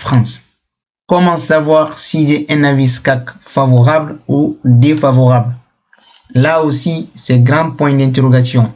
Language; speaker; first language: French; non-native, local second language; Fula